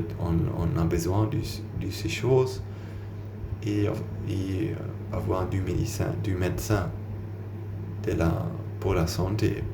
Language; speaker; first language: French; non-native, learner; German